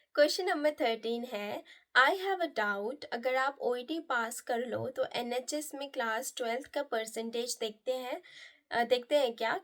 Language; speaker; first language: Hindi; non-native, local second language; Nepali